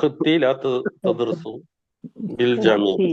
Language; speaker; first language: Arabic; non-native, learner; Malayalam